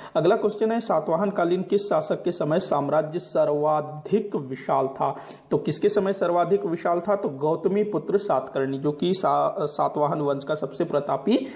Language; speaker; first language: Hindi; non-native, local second language; Marathi